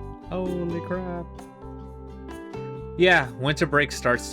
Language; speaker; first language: English; native; English